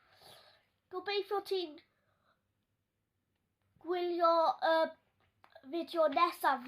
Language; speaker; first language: Welsh; non-native, local second language; English